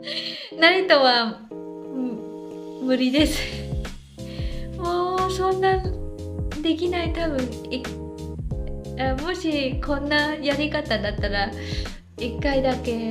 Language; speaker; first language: Japanese; non-native, learner; Khmer